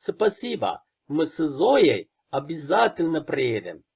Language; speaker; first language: Russian; non-native, fluent; Turkish